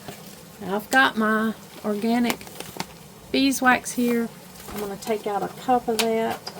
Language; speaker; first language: English; native; English